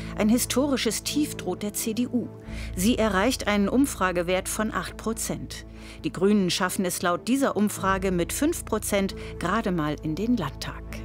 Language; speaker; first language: German; native; German